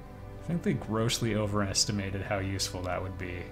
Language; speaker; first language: English; native; English